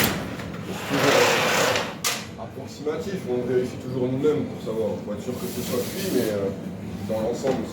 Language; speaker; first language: French; native; French